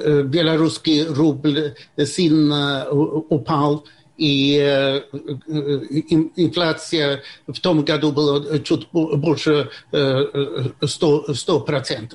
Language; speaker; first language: Russian; non-native, fluent; Swedish